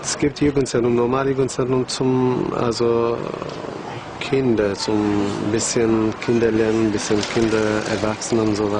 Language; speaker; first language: German; non-native, learner; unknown